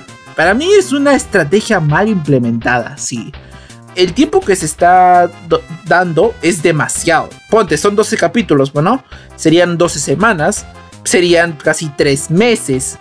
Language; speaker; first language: Spanish; native; Spanish